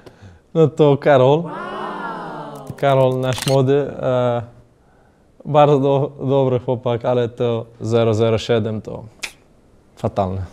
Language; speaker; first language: Polish; non-native, learner; Portuguese